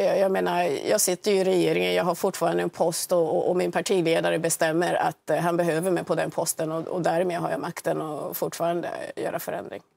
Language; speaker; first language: Swedish; early bilingual, other home language; Swahili